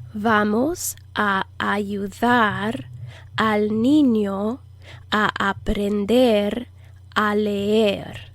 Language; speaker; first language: Spanish; non-native, fluent; English